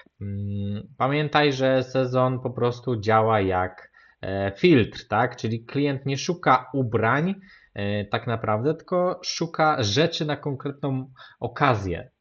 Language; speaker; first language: Polish; native; Polish